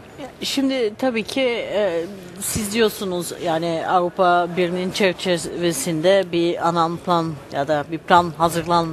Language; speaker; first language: Turkish; early bilingual, heritage; Turkish